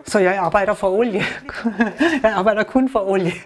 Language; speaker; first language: Danish; non-native, learner; German